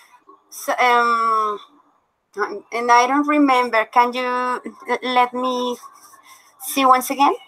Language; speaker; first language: English; non-native, learner; Spanish